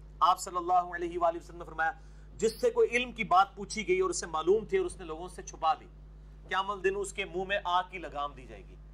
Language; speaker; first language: Urdu; non-native, local second language; Punjabi